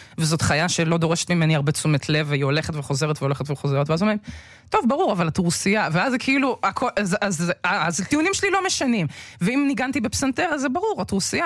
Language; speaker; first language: Hebrew; early bilingual, other home language; Russian